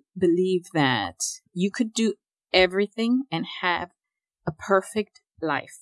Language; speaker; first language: English; early bilingual, other home language; Spanish